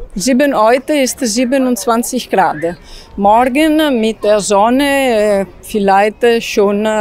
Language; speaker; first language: German; non-native, learner; Italian